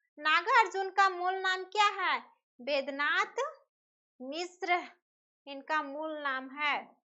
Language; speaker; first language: Hindi; native; Hindi